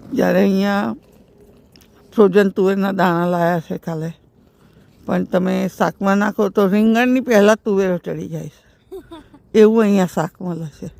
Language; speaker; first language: Gujarati; native; Gujarati